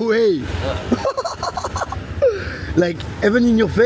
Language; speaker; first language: English; non-native, learner; French